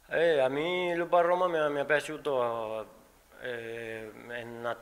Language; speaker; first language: Italian; non-native, learner; Spanish